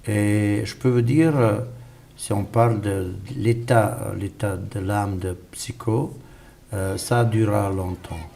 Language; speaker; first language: French; non-native, fluent; Bosnian